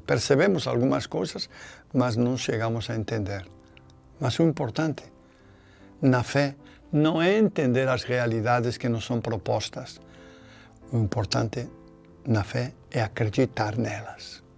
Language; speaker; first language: Portuguese; non-native, fluent; Spanish